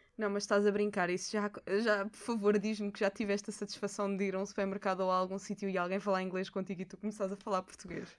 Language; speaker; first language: Portuguese; native; Portuguese